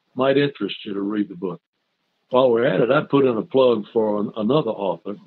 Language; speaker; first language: English; native; English